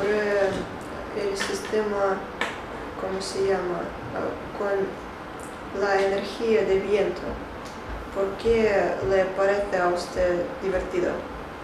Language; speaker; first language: Spanish; non-native, learner; Russian